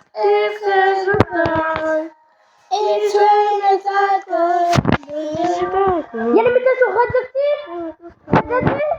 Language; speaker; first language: French; native; French